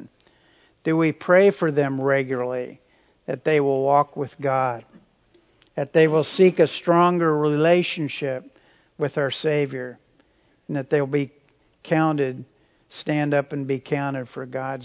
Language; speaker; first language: English; native; English